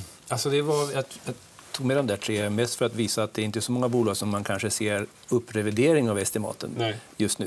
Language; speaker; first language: Swedish; native; Swedish